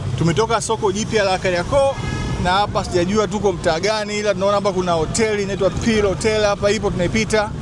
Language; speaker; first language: Swahili; native; Swahili